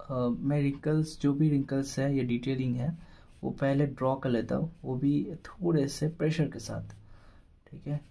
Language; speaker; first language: Hindi; non-native, local second language; Bangla